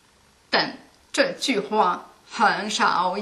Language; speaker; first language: Chinese; non-native, learner; German